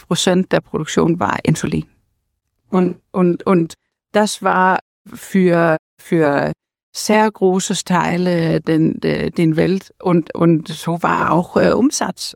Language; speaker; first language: German; non-native, learner; Danish